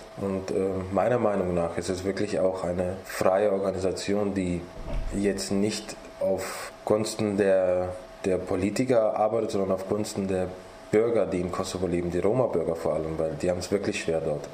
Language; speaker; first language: German; early bilingual, other home language; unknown